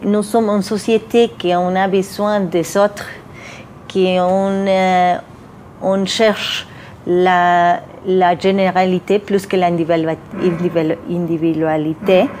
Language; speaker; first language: French; non-native, fluent; Spanish